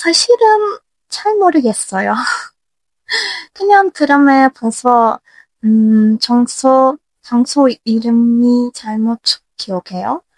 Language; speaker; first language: Korean; non-native, learner; Turkish